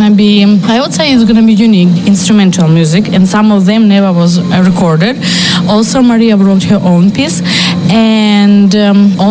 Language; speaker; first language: English; non-native, fluent; Ukrainian